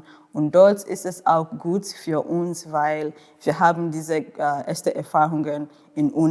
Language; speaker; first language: German; non-native, fluent; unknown